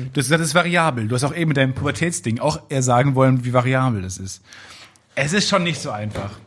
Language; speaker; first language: German; native; German